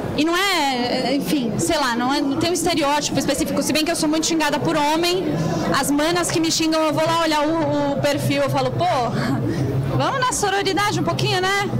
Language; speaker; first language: Portuguese; native; Portuguese